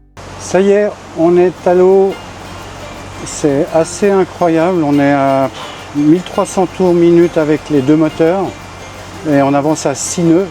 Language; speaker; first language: French; native; French